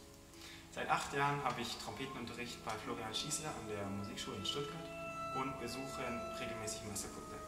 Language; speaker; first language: German; native; German